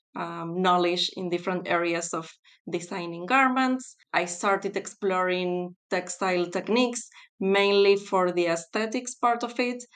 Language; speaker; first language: English; non-native, fluent; Spanish